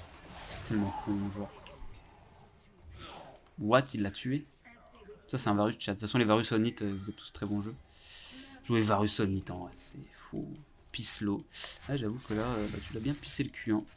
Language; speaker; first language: French; native; French